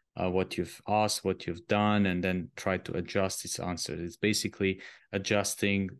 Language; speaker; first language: English; non-native, fluent; Armenian